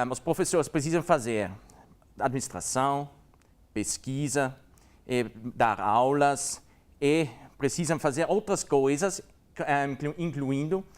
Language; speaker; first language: Portuguese; non-native, learner; German